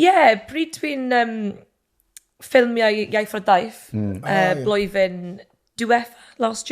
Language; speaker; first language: Welsh; non-native, learner; English